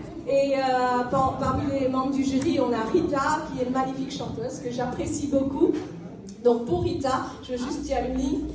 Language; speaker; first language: French; non-native, local second language; Morisyen